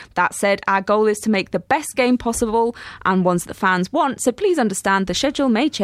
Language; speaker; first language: English; native; English